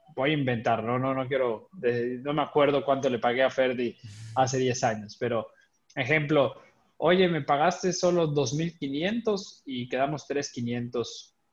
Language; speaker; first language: Spanish; native; Spanish